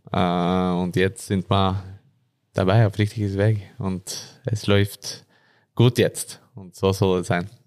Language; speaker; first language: German; non-native, learner; Norwegian